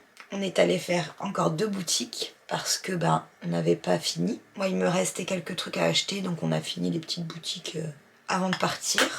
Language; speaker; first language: French; native; French